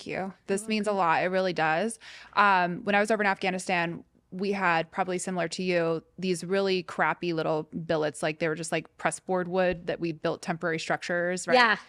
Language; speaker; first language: English; native; English